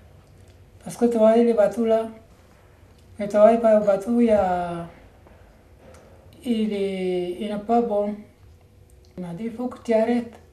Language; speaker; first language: French; non-native, learner; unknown